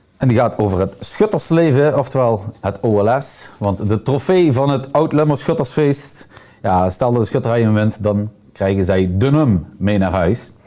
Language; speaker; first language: Dutch; native; Dutch